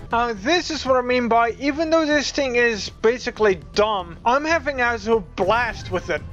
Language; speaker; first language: English; native; English